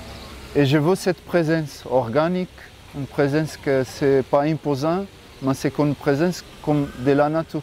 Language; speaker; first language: French; non-native, fluent; Portuguese